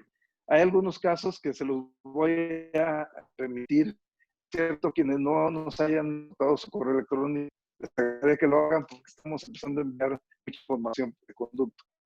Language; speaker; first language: Spanish; native; Spanish